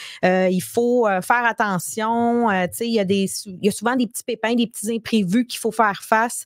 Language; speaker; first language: French; native; French